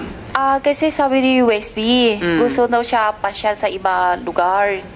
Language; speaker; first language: Filipino; non-native, learner; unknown